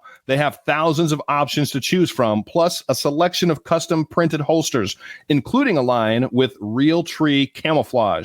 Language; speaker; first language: English; native; English